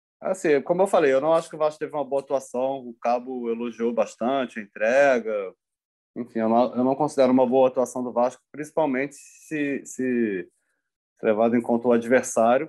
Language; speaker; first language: Portuguese; native; Portuguese